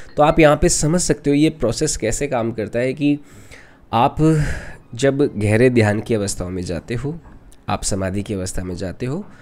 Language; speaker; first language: Hindi; non-native, local second language; Rajasthani